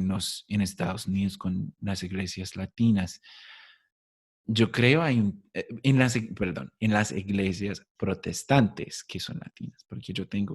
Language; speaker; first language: Spanish; non-native, fluent; English